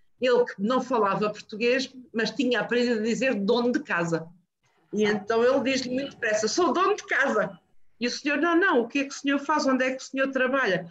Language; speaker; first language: Portuguese; native; Portuguese